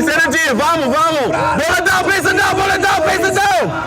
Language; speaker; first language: Portuguese; non-native, learner; English